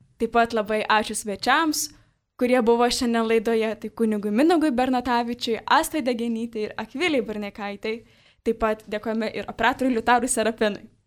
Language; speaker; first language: Lithuanian; native; Lithuanian